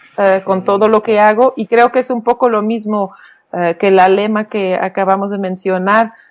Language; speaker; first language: Spanish; non-native, fluent; Dutch